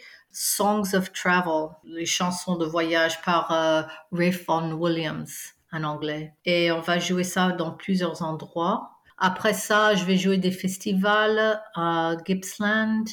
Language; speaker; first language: French; non-native, fluent; English